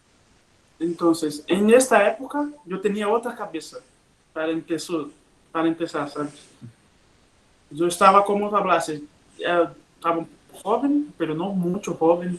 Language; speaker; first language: Spanish; non-native, learner; Portuguese